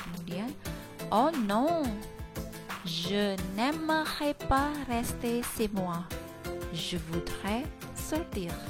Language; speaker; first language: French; non-native, fluent; Indonesian